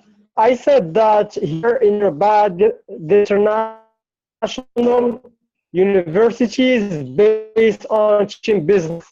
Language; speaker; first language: English; non-native, fluent; Arabic